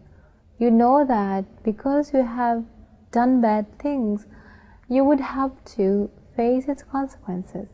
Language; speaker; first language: English; non-native, local second language; Sinhala